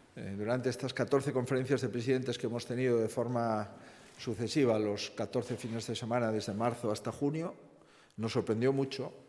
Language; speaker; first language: Spanish; non-native, local second language; Galician